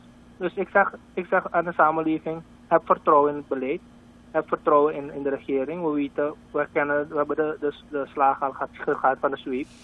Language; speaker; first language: Dutch; native; Dutch